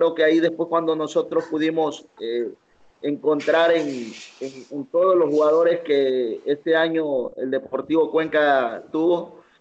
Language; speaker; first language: Spanish; native; Spanish